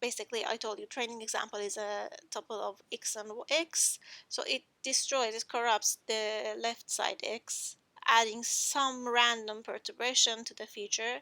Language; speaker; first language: English; non-native, fluent; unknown